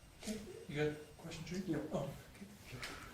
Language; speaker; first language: English; native; English